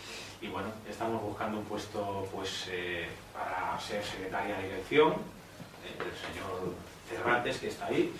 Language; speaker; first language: Spanish; native; Spanish